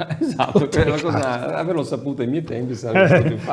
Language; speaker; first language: Italian; native; Italian